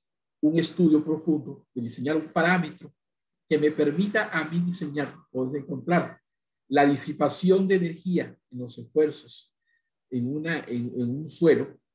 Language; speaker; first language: Spanish; native; Spanish